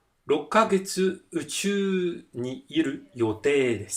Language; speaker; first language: Japanese; non-native, fluent; French